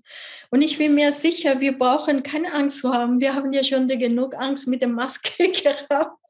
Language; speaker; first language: German; non-native, fluent; Spanish